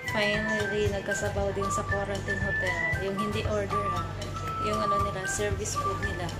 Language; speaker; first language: Filipino; non-native, local second language; Hiligaynon